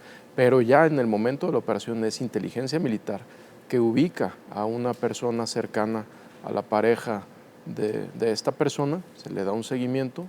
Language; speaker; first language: Spanish; native; Spanish